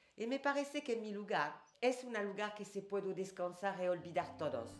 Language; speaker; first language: Spanish; non-native, learner; French